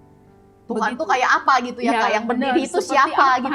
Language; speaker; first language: Indonesian; native; Indonesian